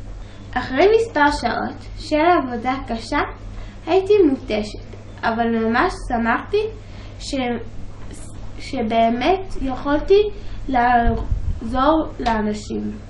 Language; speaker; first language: Hebrew; early bilingual, other home language; English